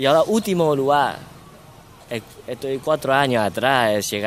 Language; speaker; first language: Spanish; non-native, learner; Chinese